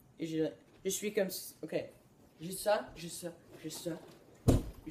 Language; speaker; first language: French; non-native, learner; English